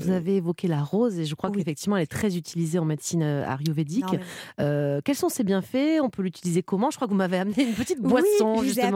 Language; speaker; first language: French; native; French